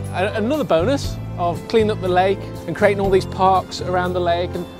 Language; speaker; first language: English; native; English